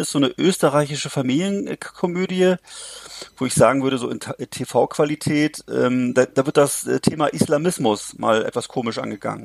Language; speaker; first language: German; native; German